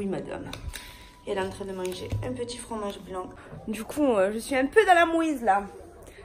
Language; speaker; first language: French; native; French